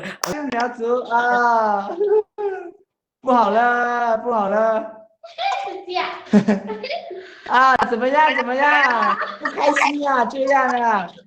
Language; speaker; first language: Chinese; non-native, learner; Hmong